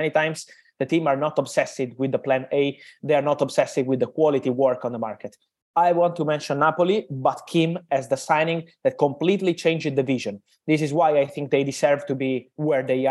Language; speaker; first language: English; non-native, fluent; Italian